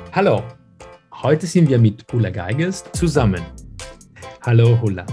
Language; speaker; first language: German; non-native, fluent; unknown